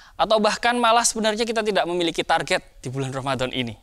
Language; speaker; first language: Indonesian; native; Indonesian